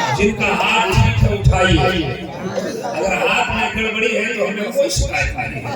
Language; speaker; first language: Hindi; non-native, local second language; Maithili